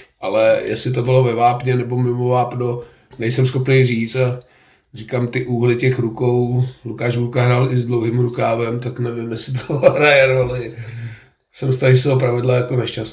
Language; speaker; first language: Czech; native; Czech